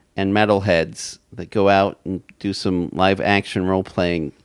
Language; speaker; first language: English; native; English